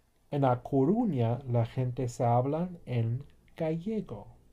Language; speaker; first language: Spanish; non-native, fluent; English